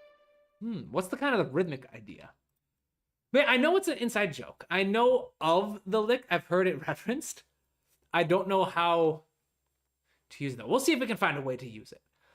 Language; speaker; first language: English; native; English